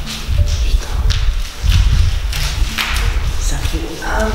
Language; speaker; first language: French; native; French